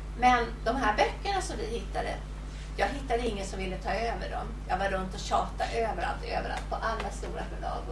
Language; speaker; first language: Swedish; native; Swedish